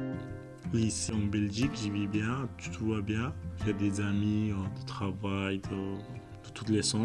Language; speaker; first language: French; non-native, learner; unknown